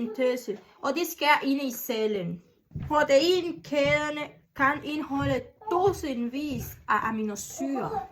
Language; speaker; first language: Danish; non-native, learner; Spanish